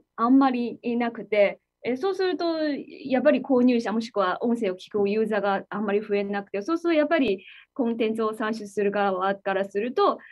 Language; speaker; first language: Japanese; non-native, fluent; Chinese